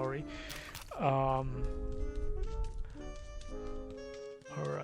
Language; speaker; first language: English; non-native, fluent; German